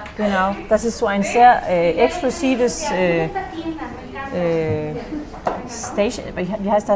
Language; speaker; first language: German; non-native, fluent; Danish